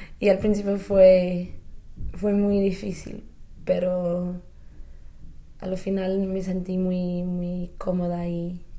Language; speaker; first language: Spanish; non-native, learner; English